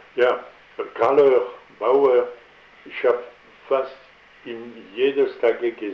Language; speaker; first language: German; non-native, learner; French